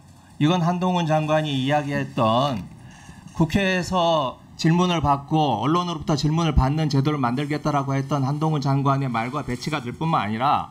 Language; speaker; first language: Korean; native; Korean